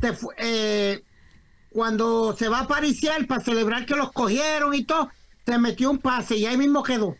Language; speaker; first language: Spanish; native; Spanish